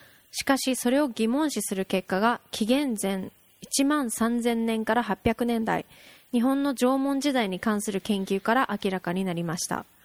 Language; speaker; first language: Japanese; early bilingual, heritage; Japanese